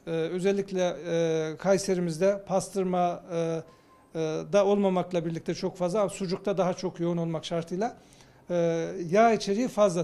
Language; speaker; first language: Turkish; native; Turkish